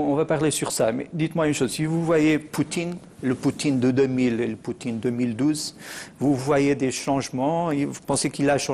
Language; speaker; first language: French; non-native, fluent; Portuguese